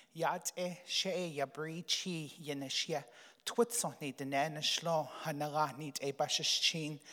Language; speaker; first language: English; native; English